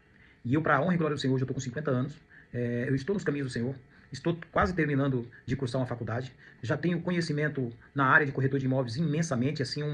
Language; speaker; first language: Portuguese; native; Portuguese